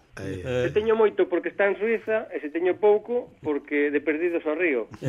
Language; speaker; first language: Galician; native; Galician